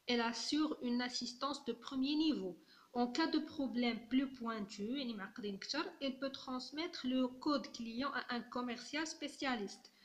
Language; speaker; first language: French; non-native, local second language; Arabic